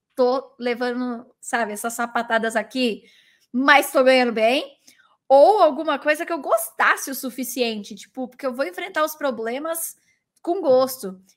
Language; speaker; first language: Portuguese; native; Portuguese